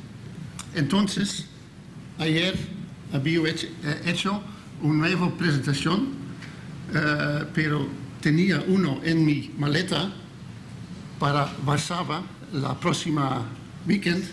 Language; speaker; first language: Spanish; non-native, learner; Dutch